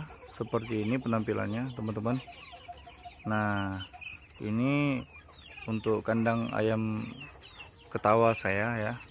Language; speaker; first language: Indonesian; native; Indonesian